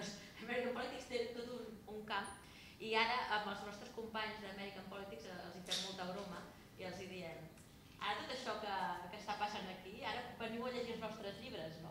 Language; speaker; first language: Catalan; native; Catalan